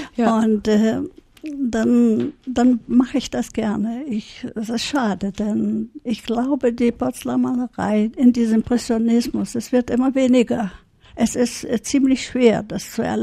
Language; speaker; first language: German; early bilingual, heritage; German